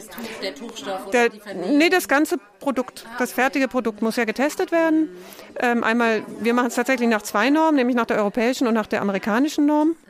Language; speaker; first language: German; native; German